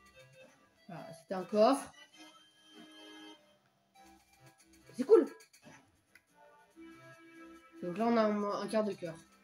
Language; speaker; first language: French; native; French